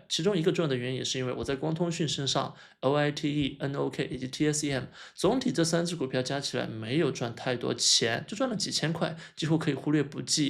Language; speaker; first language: Chinese; native; Chinese